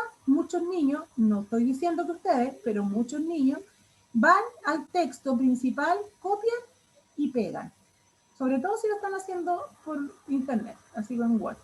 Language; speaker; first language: Spanish; native; Spanish